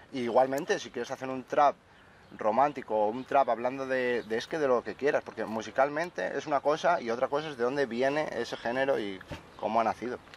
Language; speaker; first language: Spanish; native; Spanish